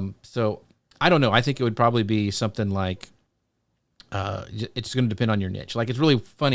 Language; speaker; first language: English; native; English